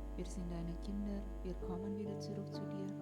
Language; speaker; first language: German; non-native, fluent; Indonesian